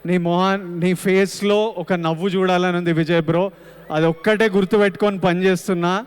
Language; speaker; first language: Telugu; native; Telugu